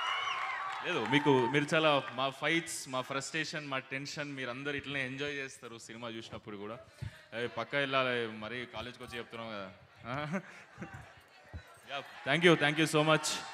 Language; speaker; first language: Telugu; native; Telugu